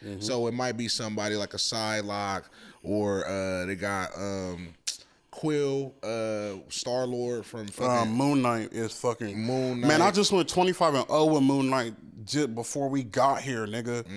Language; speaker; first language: English; native; English